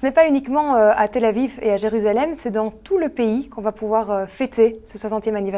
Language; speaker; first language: French; native; French